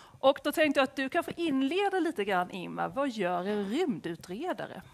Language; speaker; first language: Swedish; native; Swedish